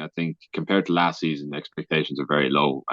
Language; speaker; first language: English; native; English